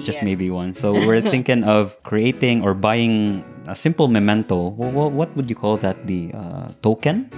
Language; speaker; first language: English; non-native, local second language; Cebuano